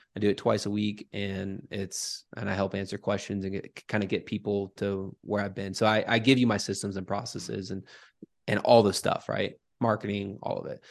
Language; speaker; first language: English; native; English